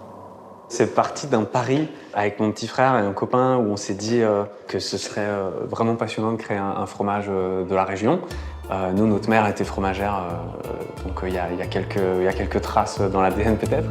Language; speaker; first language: French; native; French